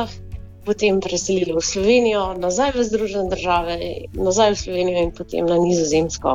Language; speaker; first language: Slovenian; early bilingual, heritage; Slovenian